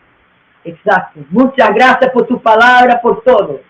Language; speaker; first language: Spanish; non-native, learner; Portuguese